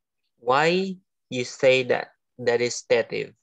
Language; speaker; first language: English; non-native, fluent; Indonesian